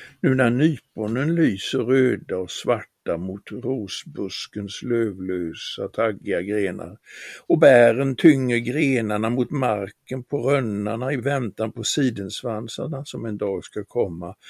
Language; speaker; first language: Swedish; native; Swedish